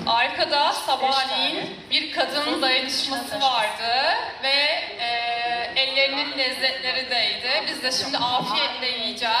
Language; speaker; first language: Turkish; native; Turkish